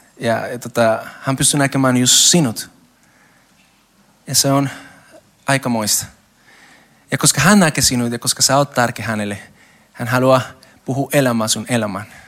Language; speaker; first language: Finnish; non-native, learner; Spanish